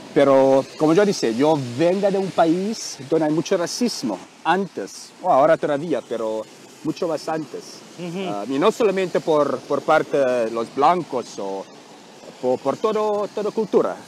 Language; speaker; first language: Spanish; non-native, learner; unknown